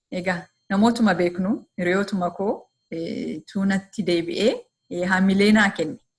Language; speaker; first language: Oromo; early bilingual, heritage; Oromo